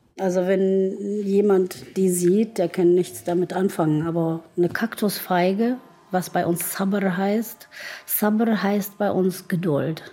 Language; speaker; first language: German; non-native, fluent; Arabic